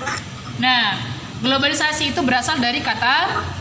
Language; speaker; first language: Indonesian; native; Indonesian